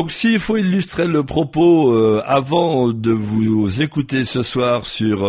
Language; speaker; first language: French; native; French